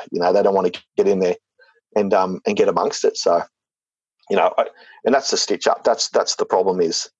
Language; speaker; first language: English; native; English